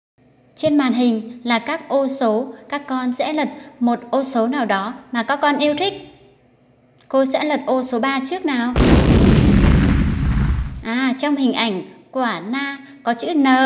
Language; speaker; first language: Vietnamese; native; Vietnamese